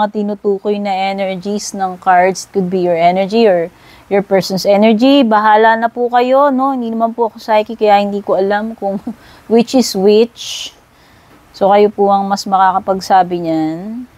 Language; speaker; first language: Filipino; native; Filipino